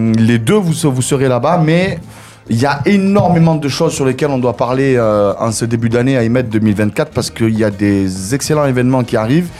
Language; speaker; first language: French; native; French